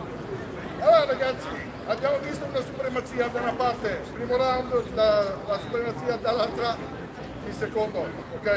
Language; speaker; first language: Italian; native; Italian